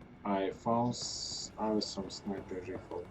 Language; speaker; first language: English; non-native, learner; Russian